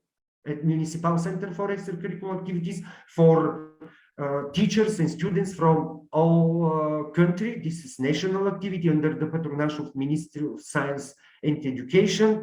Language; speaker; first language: English; non-native, learner; Bulgarian